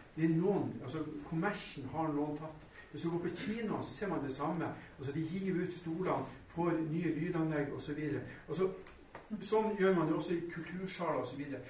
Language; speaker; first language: Norwegian; native; Norwegian